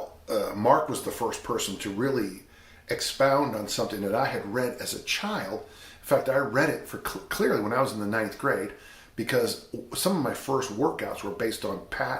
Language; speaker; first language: English; native; English